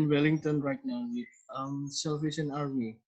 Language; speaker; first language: English; non-native, learner; Indonesian